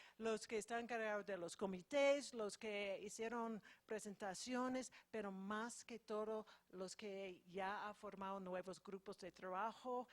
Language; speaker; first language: Spanish; non-native, fluent; English